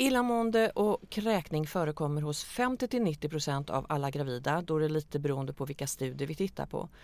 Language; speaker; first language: Swedish; native; Swedish